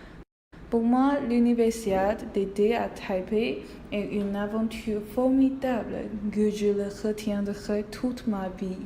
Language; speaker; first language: French; non-native, learner; Chinese